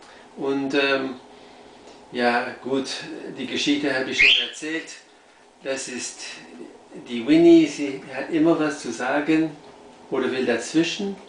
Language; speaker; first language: German; non-native, fluent; English